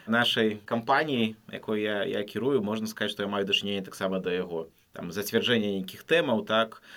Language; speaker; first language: Belarusian; non-native, local second language; Russian